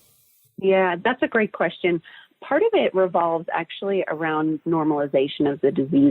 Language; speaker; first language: English; native; English